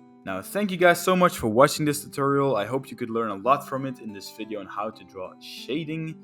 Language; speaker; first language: English; non-native, fluent; Dutch